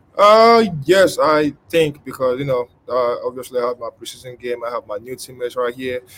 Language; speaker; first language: English; non-native, local second language; Igbo